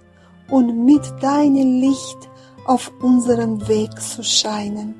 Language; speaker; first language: German; non-native, fluent; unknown